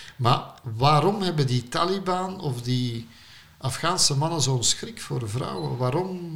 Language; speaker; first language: Dutch; native; Dutch